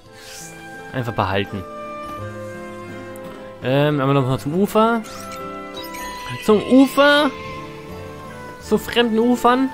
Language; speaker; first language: German; native; German